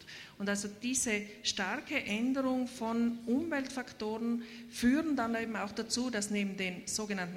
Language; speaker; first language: German; native; German